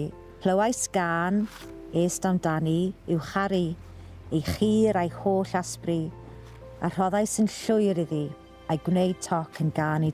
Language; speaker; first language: Welsh; native; Welsh